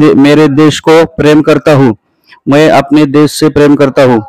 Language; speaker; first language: Hindi; non-native, local second language; Marathi